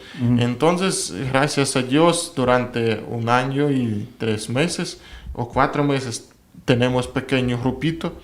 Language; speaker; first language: Spanish; non-native, learner; Russian